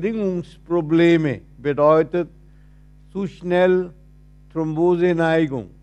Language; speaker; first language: German; non-native, fluent; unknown